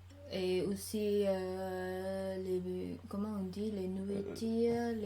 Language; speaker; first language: French; non-native, learner; Khmer